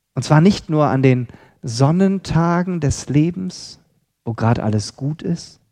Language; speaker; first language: German; native; German